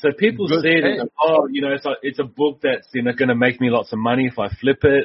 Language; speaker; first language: English; native; English